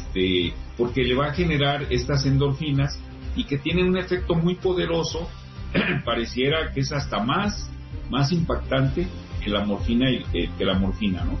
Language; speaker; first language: Spanish; native; Spanish